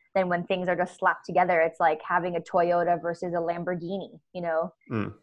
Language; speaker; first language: English; native; English